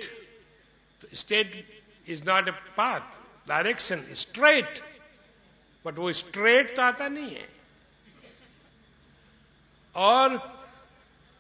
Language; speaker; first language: Hindi; non-native, local second language; Marwari